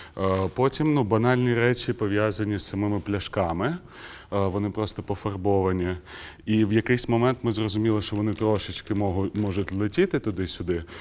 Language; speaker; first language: Ukrainian; native; Ukrainian